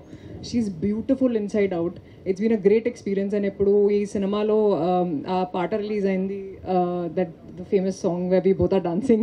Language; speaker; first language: Telugu; non-native, local second language; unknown